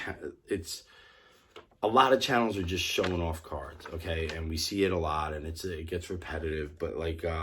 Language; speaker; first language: English; native; English